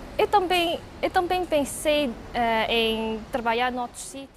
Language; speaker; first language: Portuguese; non-native, local second language; Cantonese